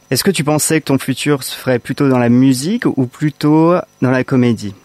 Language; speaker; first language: French; native; French